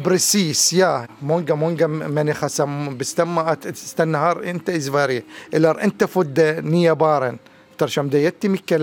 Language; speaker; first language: Swedish; non-native, learner; Arabic